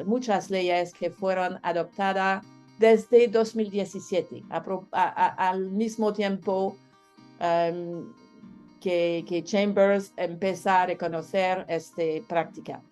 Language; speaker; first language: Spanish; non-native, learner; French